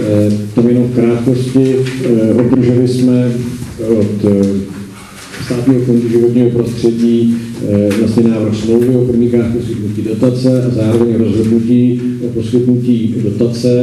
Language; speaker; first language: Czech; native; Czech